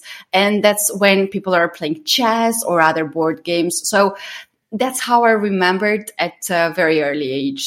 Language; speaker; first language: English; non-native, fluent; Georgian